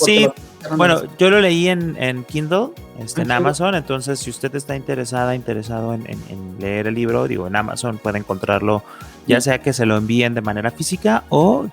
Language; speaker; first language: Spanish; native; Spanish